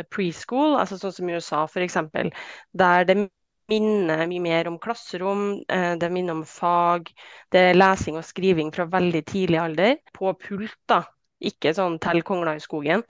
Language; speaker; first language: Norwegian; native; Norwegian